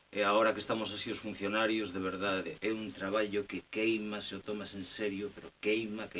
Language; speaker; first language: Galician; non-native, local second language; Spanish